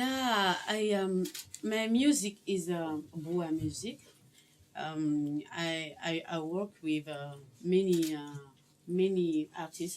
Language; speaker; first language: English; non-native, learner; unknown